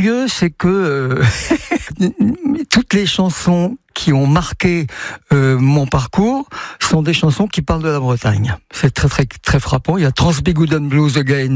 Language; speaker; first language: French; native; French